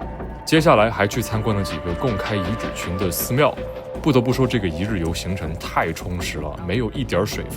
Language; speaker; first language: Chinese; native; Chinese